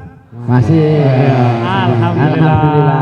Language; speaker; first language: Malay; non-native, local second language; Javanese